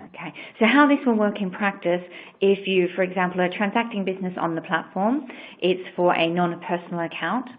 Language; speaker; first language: English; native; English